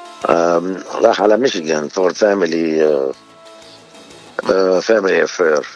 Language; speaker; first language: Arabic; native; Arabic